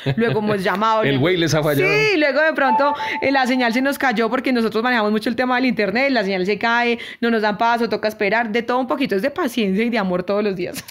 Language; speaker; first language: Spanish; native; Spanish